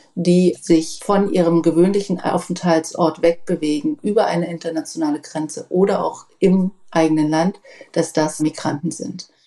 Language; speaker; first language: German; native; German